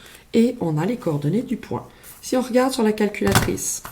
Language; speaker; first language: French; native; French